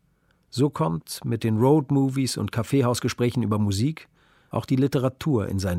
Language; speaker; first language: German; native; German